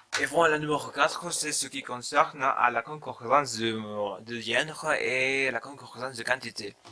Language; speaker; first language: French; non-native, learner; Spanish